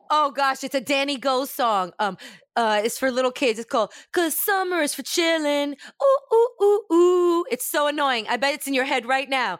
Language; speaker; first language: English; early bilingual, other home language; Spanish